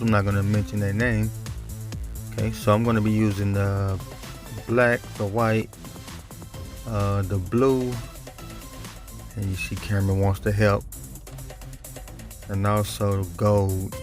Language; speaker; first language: English; native; English